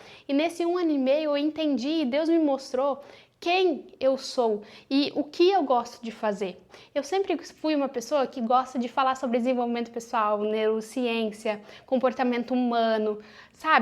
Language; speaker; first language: Portuguese; native; Portuguese